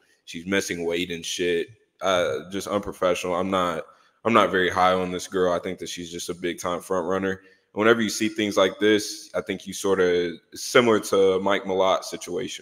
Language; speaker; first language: English; native; English